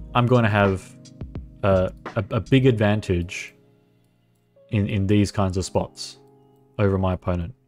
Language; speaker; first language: English; native; English